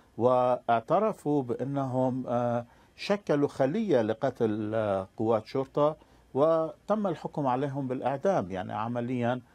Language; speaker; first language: Arabic; non-native, fluent; Persian